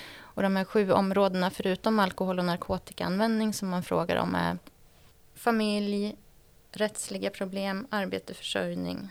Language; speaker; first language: Swedish; native; Swedish